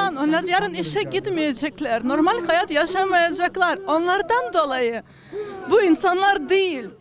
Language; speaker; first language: Turkish; non-native, learner; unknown